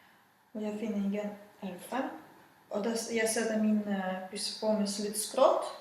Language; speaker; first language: Danish; non-native, fluent; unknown